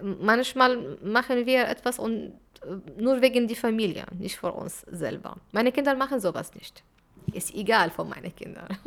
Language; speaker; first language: German; non-native, fluent; Arabic